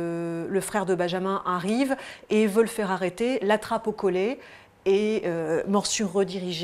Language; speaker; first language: French; native; French